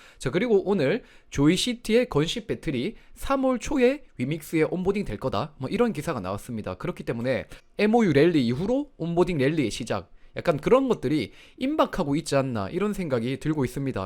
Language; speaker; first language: Korean; native; Korean